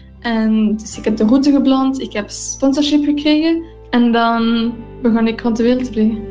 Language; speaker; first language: Dutch; non-native, local second language; English